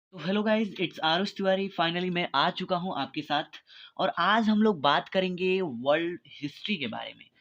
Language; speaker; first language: Hindi; native; Hindi